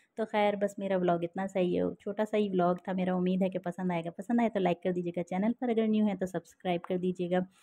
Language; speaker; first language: Urdu; native; Urdu